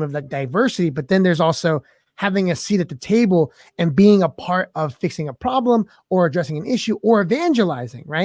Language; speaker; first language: English; native; English